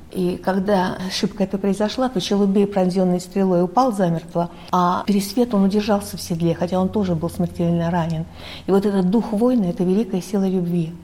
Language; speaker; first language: Russian; native; Russian